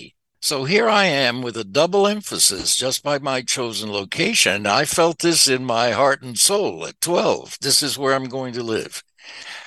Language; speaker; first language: English; native; English